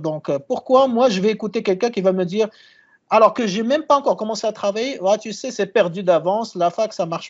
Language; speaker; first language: French; non-native, local second language; Arabic